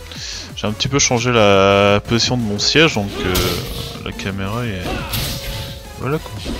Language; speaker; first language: French; native; French